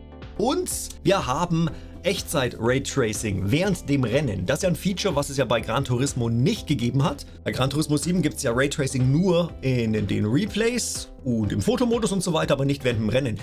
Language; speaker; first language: German; native; German